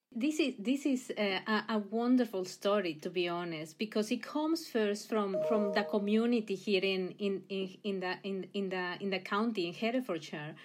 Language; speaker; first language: English; non-native, fluent; Spanish